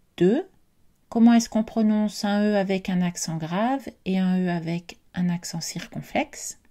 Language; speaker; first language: French; native; French